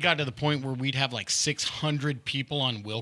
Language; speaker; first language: English; native; English